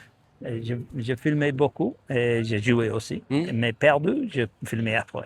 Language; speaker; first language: French; non-native, learner; English